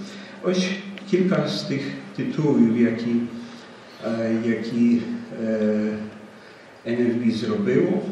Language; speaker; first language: Ukrainian; early bilingual, heritage; Ukrainian